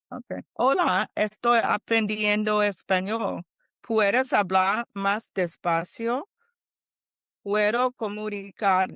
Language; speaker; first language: Spanish; non-native, learner; English